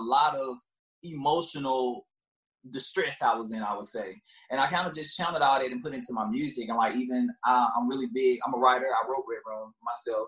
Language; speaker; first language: English; native; English